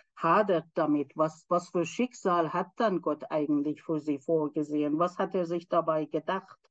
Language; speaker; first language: German; non-native, fluent; Persian